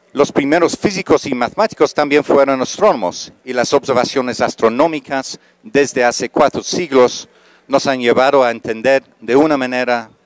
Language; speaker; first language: Spanish; non-native, fluent; English